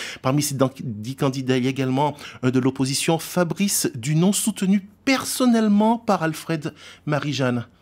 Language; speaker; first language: French; native; French